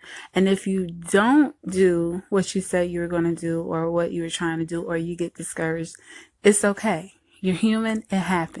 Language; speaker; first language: English; native; English